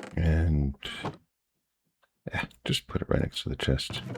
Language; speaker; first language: English; native; English